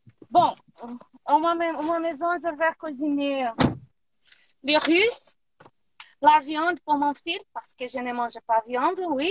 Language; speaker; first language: French; non-native, learner; Portuguese